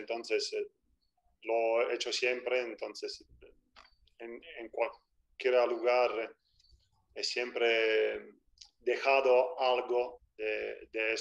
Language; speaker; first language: Spanish; non-native, fluent; Italian